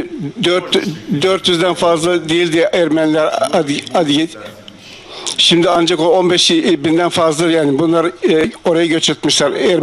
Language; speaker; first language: Turkish; non-native, fluent; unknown